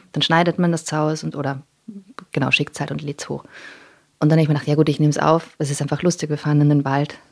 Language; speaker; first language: German; non-native, local second language; English